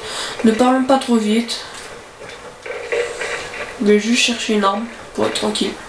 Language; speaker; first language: French; native; French